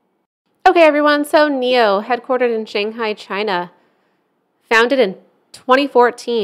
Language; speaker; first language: English; native; English